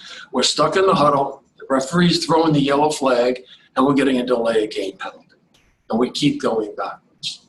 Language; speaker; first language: English; native; English